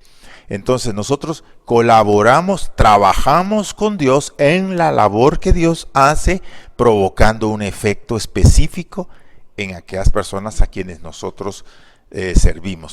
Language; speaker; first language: Spanish; native; Spanish